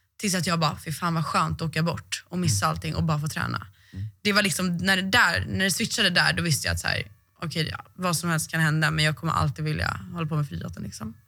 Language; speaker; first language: Swedish; native; Swedish